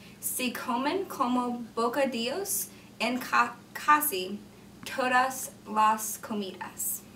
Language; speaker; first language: Spanish; non-native, learner; English